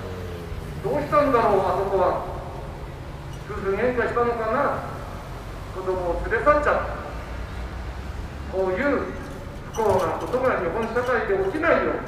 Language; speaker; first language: Japanese; native; Japanese